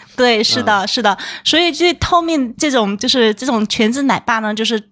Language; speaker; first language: Chinese; native; Chinese